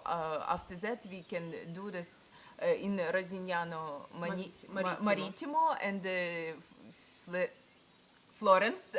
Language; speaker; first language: English; non-native, learner; Ukrainian